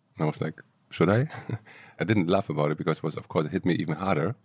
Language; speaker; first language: English; non-native, fluent; German